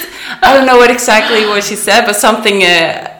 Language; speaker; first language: English; non-native, fluent; Danish